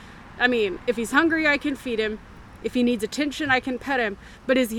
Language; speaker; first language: English; native; English